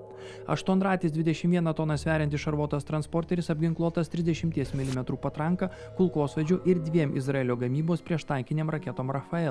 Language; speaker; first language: Lithuanian; native; Lithuanian